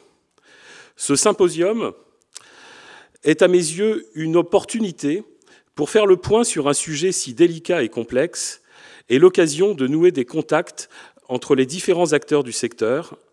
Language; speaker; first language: French; native; French